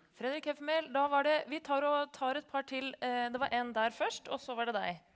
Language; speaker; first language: Norwegian; native; Norwegian